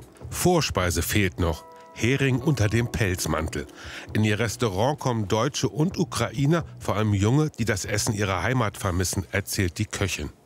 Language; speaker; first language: German; native; German